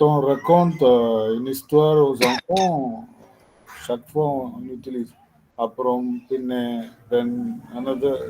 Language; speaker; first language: French; non-native, learner; Tamil